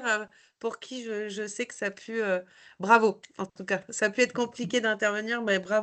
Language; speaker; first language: French; native; French